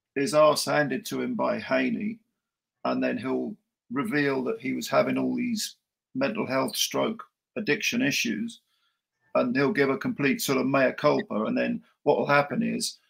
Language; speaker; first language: English; native; English